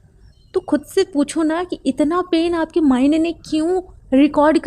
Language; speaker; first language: Hindi; native; Hindi